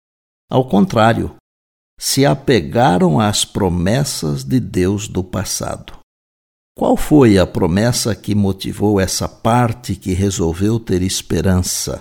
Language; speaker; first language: Portuguese; native; Portuguese